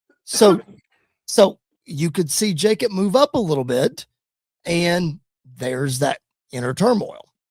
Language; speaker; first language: English; native; English